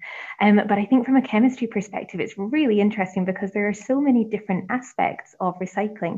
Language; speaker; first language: English; native; English